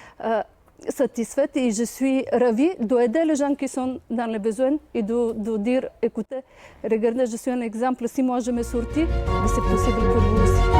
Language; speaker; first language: French; non-native, fluent; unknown